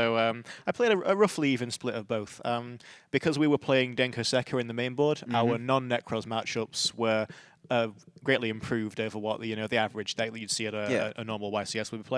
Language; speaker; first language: English; native; English